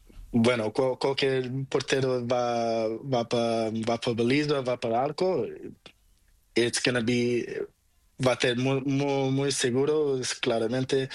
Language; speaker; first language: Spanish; non-native, learner; Portuguese